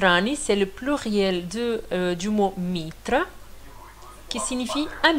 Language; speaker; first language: French; non-native, fluent; Portuguese